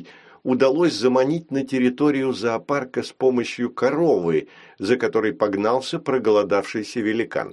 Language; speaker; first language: Russian; native; Russian